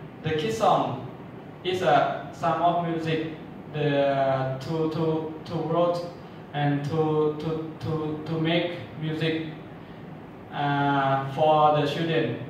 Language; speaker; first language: English; non-native, learner; Thai